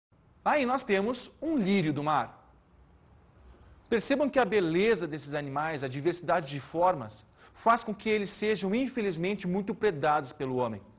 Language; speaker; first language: Portuguese; native; Portuguese